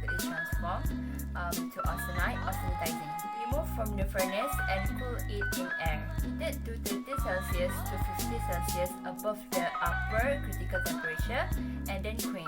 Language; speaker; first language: English; non-native, local second language; Malay